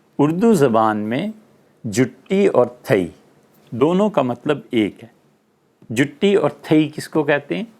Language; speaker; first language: Urdu; native; Urdu